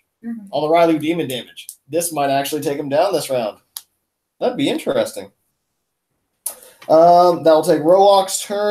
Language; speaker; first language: English; native; English